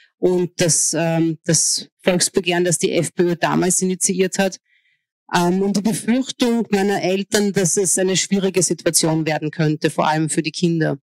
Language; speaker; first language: German; early bilingual, other home language; Hungarian